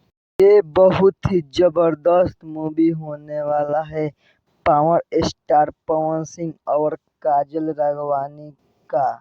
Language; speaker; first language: Hindi; non-native, local second language; Bhojpuri